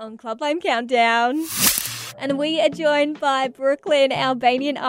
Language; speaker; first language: English; native; English